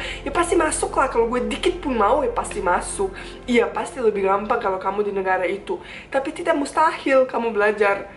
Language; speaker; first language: Indonesian; non-native, fluent; Bosnian